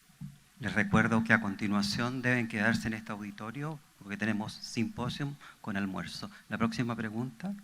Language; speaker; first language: Spanish; native; Spanish